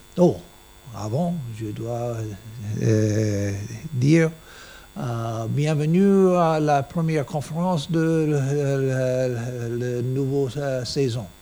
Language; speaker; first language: French; non-native, learner; English